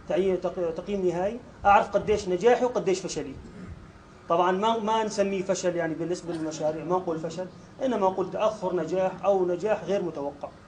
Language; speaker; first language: Arabic; native; Arabic